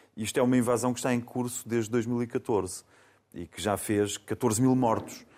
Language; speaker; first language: Portuguese; native; Portuguese